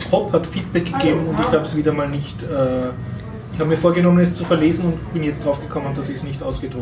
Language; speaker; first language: German; native; German